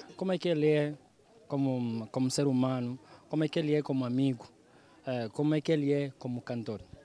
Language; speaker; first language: Portuguese; native; Portuguese